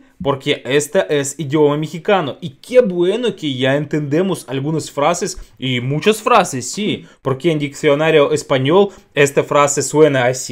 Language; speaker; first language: Spanish; non-native, learner; Russian